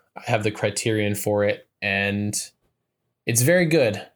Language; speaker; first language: English; native; English